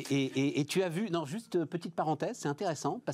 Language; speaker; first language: French; native; French